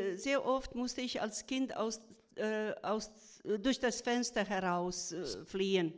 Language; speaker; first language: German; non-native, fluent; Croatian